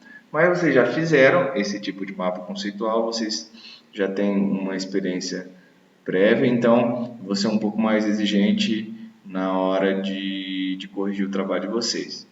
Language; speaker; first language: Portuguese; native; Portuguese